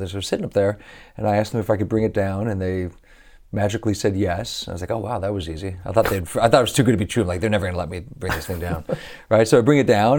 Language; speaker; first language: English; native; English